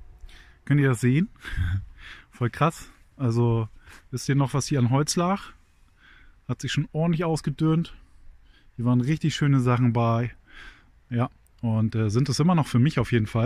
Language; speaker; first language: German; native; German